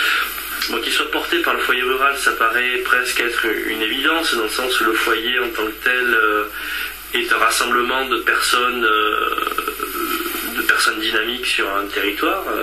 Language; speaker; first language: French; native; French